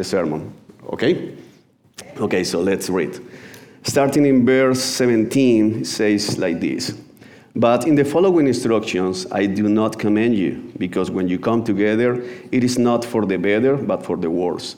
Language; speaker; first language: English; non-native, fluent; Spanish